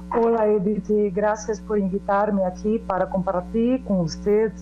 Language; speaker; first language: Spanish; non-native, learner; Portuguese